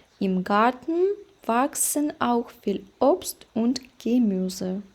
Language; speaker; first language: German; non-native, fluent; Ukrainian